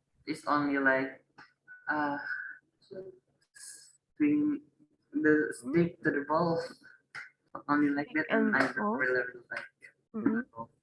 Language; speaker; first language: English; non-native, learner; Indonesian